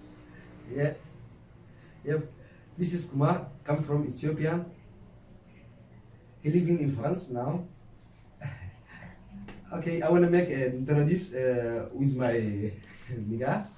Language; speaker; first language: English; non-native, learner; Oromo